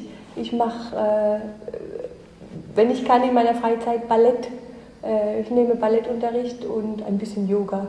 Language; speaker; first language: German; native; German